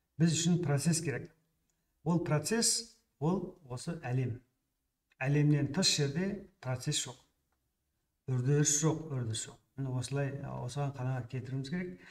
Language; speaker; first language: Kazakh; native; Kazakh